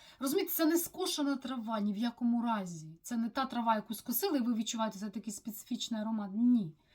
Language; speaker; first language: Ukrainian; non-native, local second language; Russian